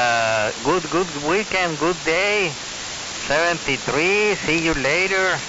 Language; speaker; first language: English; non-native, learner; Spanish